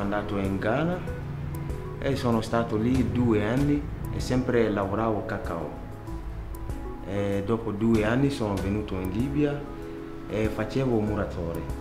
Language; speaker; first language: Italian; non-native, learner; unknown